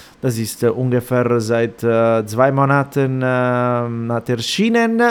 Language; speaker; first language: German; non-native, fluent; Italian